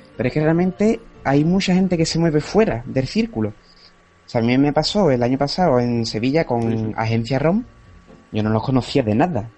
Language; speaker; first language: Spanish; native; Spanish